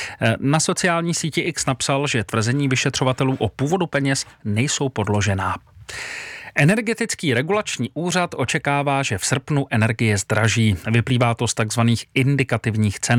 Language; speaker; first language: Czech; native; Czech